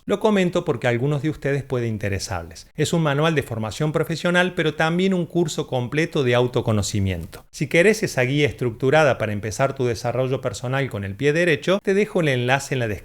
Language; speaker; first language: Spanish; native; Spanish